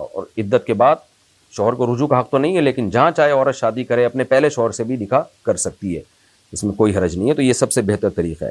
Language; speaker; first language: Urdu; native; Urdu